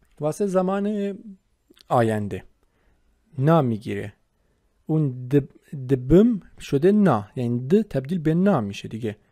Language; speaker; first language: Persian; non-native, local second language; Kurdish